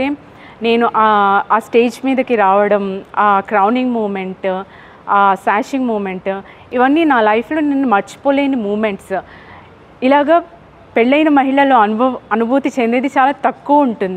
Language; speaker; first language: Telugu; native; Telugu